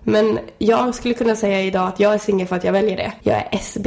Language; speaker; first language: Swedish; native; Swedish